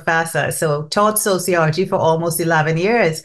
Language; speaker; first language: English; non-native, local second language; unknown